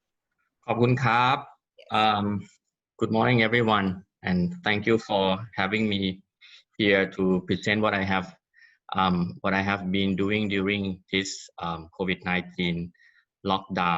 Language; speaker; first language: English; non-native, fluent; Thai